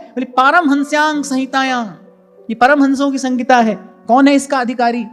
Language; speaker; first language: Hindi; native; Hindi